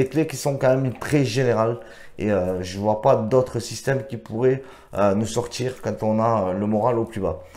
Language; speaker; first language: French; native; French